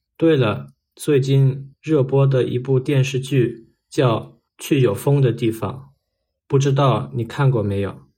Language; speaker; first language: Chinese; non-native, fluent; German